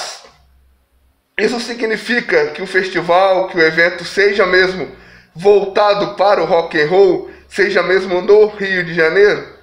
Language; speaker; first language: Portuguese; native; Portuguese